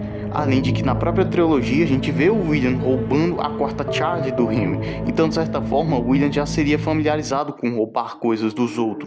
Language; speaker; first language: Portuguese; native; Portuguese